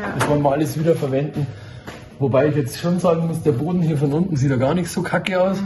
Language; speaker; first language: German; native; German